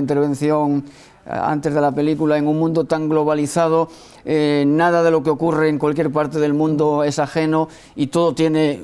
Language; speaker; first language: Spanish; native; Spanish